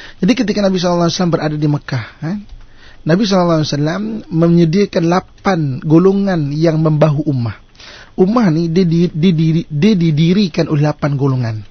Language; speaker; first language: Malay; native; Malay